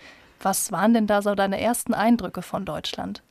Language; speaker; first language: German; native; German